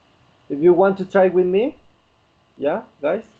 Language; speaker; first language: English; non-native, learner; Spanish